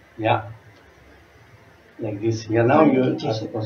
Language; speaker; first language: English; non-native, learner; Tibetan